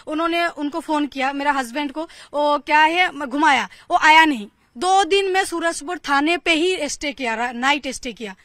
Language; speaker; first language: Hindi; non-native, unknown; Bangla